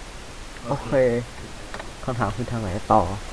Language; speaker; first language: Thai; native; Thai